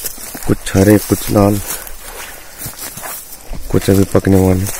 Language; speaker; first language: Hindi; native; Hindi